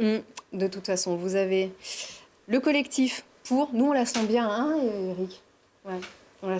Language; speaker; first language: French; native; French